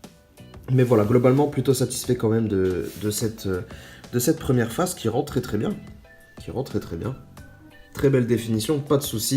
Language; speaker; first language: French; native; French